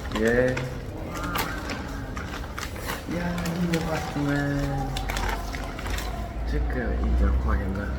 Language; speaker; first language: Chinese; non-native, learner; Mongolian